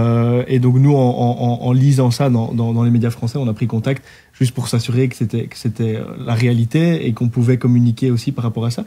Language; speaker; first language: French; native; French